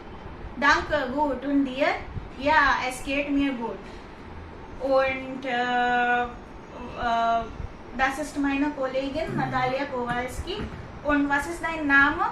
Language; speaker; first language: German; non-native, fluent; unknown